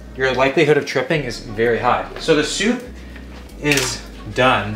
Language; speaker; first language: English; native; English